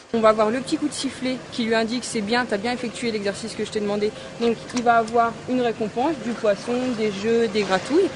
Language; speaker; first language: French; native; French